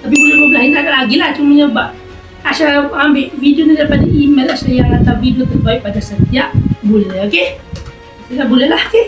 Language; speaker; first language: Malay; native; Malay